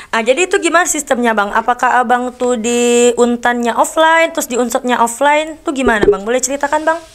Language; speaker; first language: Indonesian; native; Indonesian